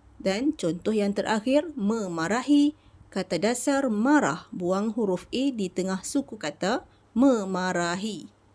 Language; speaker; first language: Malay; native; Malay